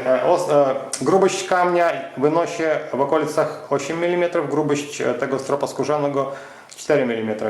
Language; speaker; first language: Polish; non-native, fluent; Ukrainian